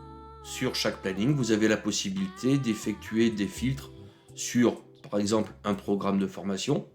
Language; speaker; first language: French; native; French